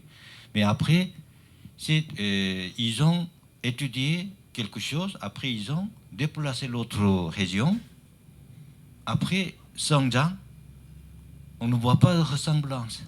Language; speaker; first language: French; non-native, learner; Chinese